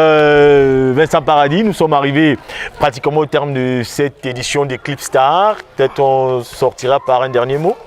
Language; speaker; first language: French; native; French